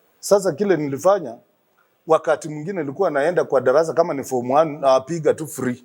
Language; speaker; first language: Swahili; non-native, local second language; Luyia